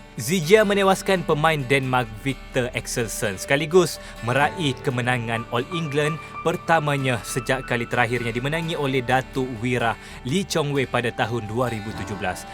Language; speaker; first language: Malay; native; Malay